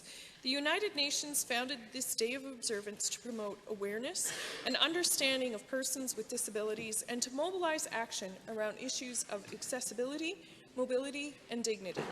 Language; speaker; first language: English; native; English